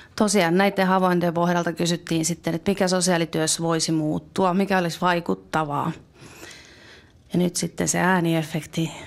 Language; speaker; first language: Finnish; native; Finnish